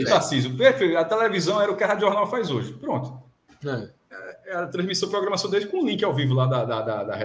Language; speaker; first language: Portuguese; native; Portuguese